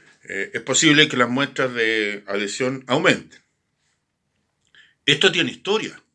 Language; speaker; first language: Spanish; native; Spanish